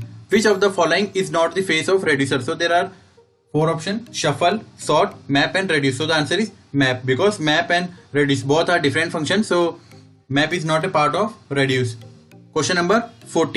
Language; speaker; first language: English; non-native, local second language; Hindi